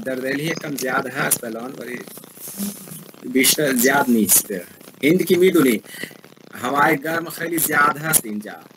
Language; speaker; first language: Persian; non-native, learner; Hindi